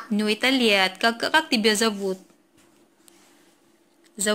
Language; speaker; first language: Russian; non-native, learner; Filipino